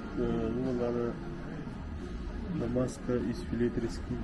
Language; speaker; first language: Russian; non-native, local second language; Yakut